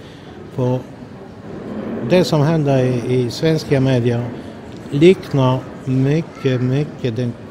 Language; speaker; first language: Swedish; non-native, fluent; Polish